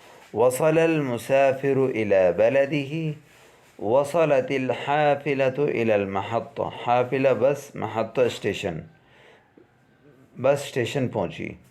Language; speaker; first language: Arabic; non-native, fluent; Urdu